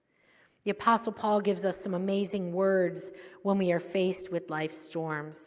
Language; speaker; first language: English; native; English